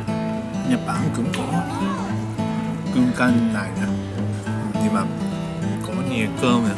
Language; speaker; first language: Vietnamese; non-native, learner; Japanese